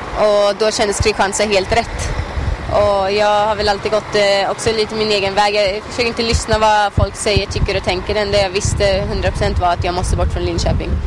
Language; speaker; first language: Swedish; early bilingual, other home language; Albanian